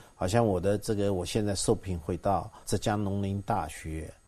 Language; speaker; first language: Chinese; native; Chinese